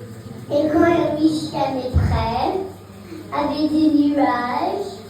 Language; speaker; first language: French; early bilingual, heritage; French